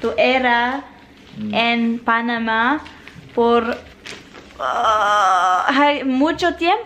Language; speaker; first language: Spanish; non-native, learner; English